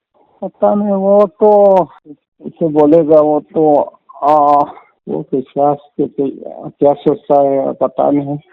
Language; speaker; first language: Hindi; non-native, local second language; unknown